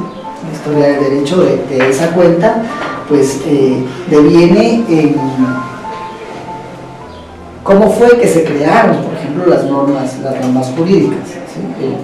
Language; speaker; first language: Spanish; native; Spanish